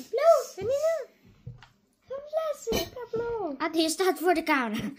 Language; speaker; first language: Dutch; early bilingual, other home language; Filipino